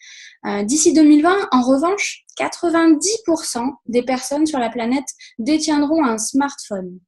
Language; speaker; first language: French; native; French